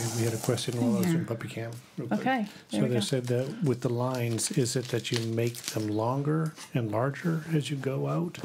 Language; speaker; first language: English; native; English